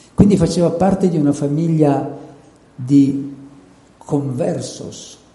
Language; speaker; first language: Italian; native; Italian